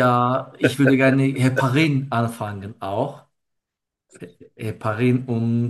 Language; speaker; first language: German; non-native, learner; Turkish